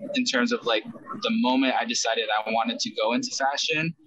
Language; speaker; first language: English; native; English